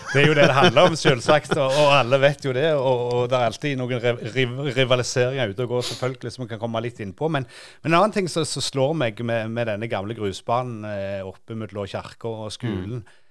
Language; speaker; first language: Norwegian; native; Norwegian